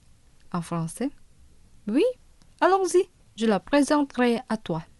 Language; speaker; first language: French; non-native, fluent; Indonesian